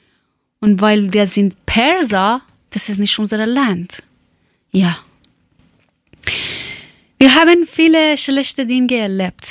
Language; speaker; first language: German; non-native, learner; Persian